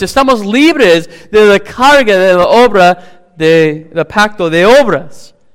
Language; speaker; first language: Spanish; non-native, fluent; English